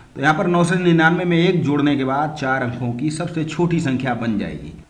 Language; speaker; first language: Hindi; native; Hindi